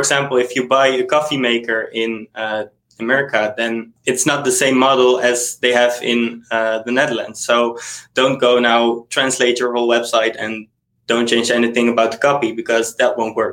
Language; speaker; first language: English; non-native, fluent; Dutch